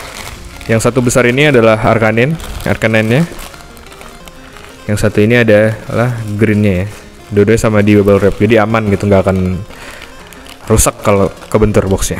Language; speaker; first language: Indonesian; native; Indonesian